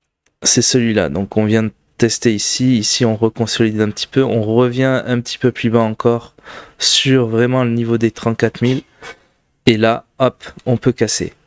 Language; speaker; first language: French; native; French